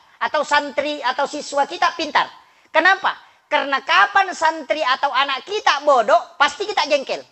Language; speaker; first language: Indonesian; non-native, local second language; Buginese